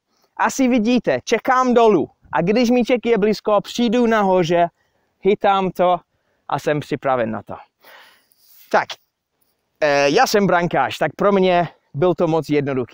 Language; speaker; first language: Czech; non-native, fluent; English